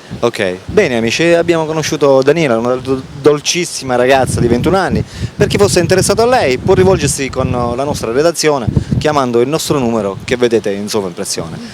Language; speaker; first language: Italian; native; Italian